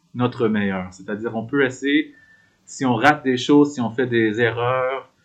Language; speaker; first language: French; native; French